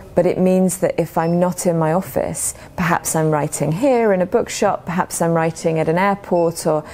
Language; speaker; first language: English; native; English